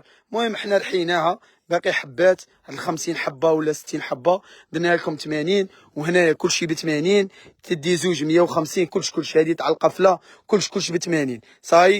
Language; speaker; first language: Arabic; native; Arabic